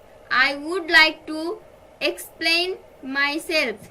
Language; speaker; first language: English; non-native, fluent; Bangla